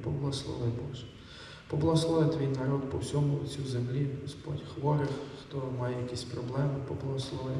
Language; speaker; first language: Ukrainian; native; Ukrainian